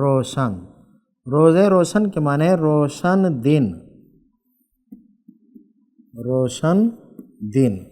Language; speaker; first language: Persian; non-native, fluent; Urdu